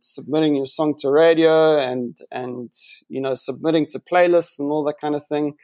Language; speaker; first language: English; native; English